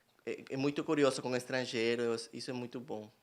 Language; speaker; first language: Portuguese; non-native, learner; Spanish